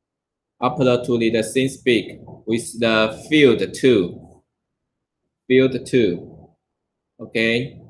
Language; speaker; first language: English; non-native, learner; Chinese